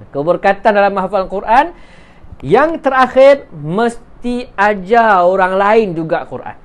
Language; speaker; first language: Malay; native; Malay